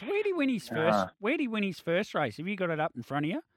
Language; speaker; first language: English; native; English